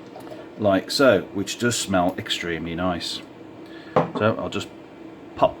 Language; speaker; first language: English; native; English